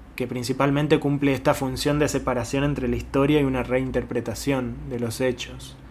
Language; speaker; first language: Spanish; native; Spanish